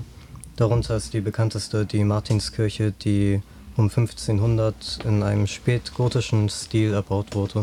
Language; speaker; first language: German; native; German